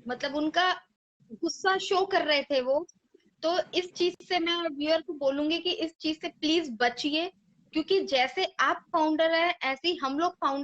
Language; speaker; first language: Hindi; native; Hindi